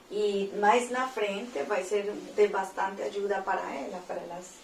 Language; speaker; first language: Portuguese; non-native, fluent; Spanish